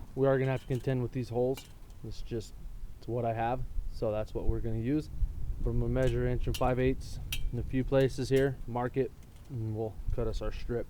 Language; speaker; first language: English; native; English